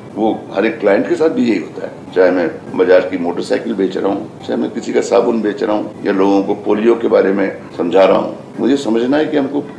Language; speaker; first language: Hindi; native; Hindi